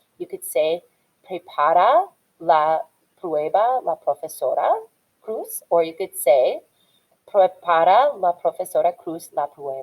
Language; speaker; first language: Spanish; non-native, fluent; English